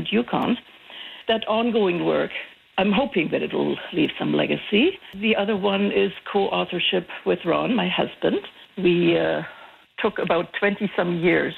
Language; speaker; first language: English; non-native, fluent; German